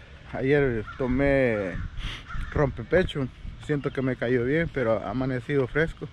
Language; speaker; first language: Spanish; native; Spanish